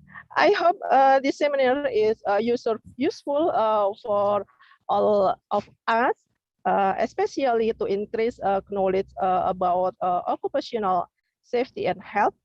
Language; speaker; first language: English; non-native, learner; Indonesian